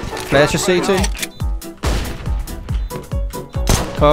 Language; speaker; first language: Danish; native; Danish